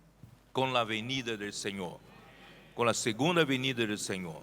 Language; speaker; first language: Spanish; non-native, fluent; Portuguese